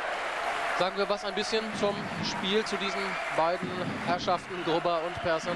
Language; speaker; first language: German; native; German